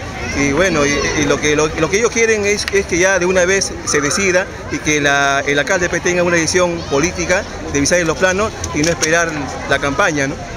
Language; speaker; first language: Spanish; native; Spanish